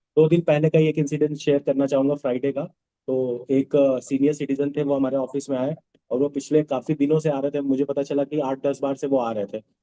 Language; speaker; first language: Hindi; non-native, local second language; Bhojpuri